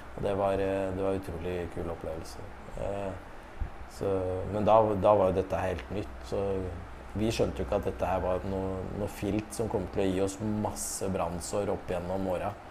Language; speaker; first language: Norwegian; early bilingual, other home language; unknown